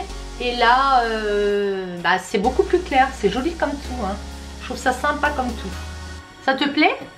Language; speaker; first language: French; native; French